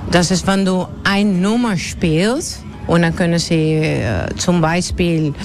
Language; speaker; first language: German; non-native, learner; Dutch